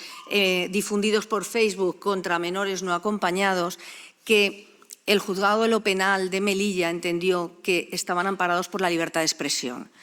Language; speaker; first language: Spanish; native; Spanish